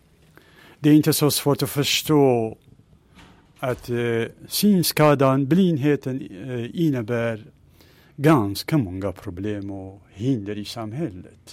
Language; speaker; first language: Swedish; non-native, fluent; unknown